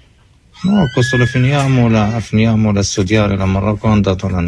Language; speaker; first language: Italian; non-native, learner; Arabic